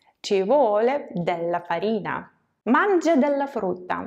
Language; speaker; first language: Italian; non-native, fluent; Russian